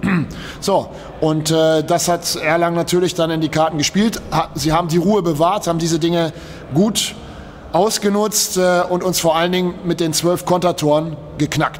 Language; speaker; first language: German; native; German